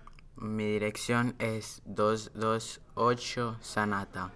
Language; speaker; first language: Spanish; non-native, learner; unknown